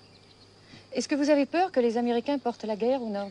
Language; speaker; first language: French; native; French